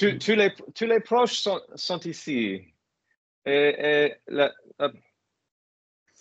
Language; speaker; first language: French; non-native, learner; English